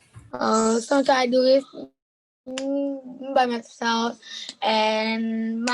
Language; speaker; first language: English; non-native, learner; Vietnamese